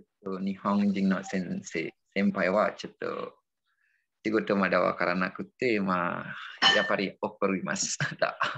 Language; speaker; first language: Japanese; non-native, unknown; Balinese